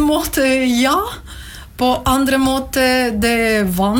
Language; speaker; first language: Norwegian; non-native, fluent; Latvian